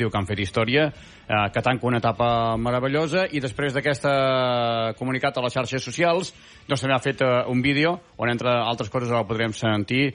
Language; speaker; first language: Catalan; native; Catalan